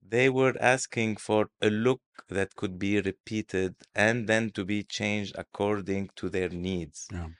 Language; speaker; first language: English; non-native, fluent; Arabic